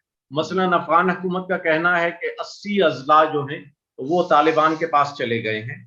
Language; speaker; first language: Urdu; native; Urdu